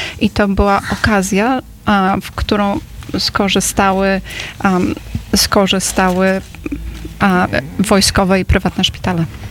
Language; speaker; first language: Polish; native; Polish